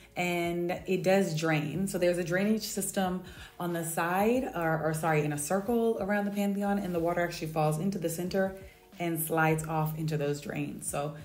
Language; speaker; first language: English; native; English